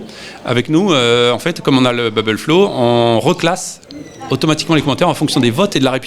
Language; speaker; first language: French; native; French